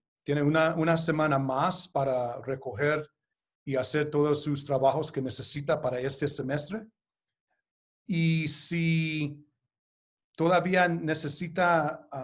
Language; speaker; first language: Spanish; early bilingual, heritage; Spanish